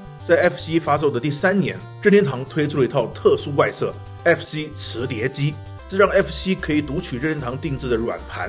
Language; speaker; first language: Chinese; native; Chinese